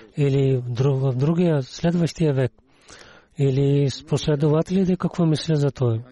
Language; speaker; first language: Bulgarian; non-native, learner; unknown